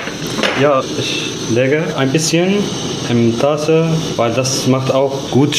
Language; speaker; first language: German; non-native, learner; Arabic